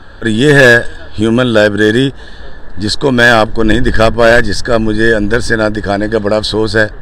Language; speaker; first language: Urdu; non-native, local second language; Punjabi